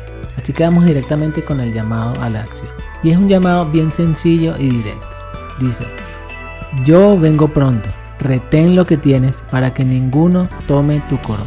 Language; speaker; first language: Spanish; native; Spanish